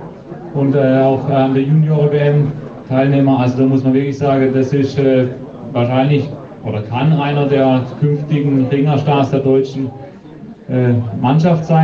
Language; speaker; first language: German; native; German